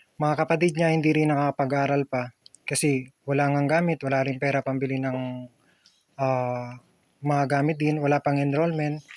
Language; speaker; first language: Filipino; native; Filipino